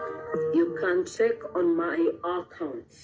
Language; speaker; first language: English; non-native, local second language; Kinyarwanda